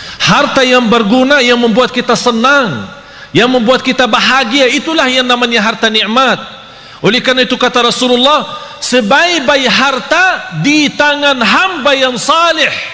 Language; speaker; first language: Malay; non-native, fluent; Arabic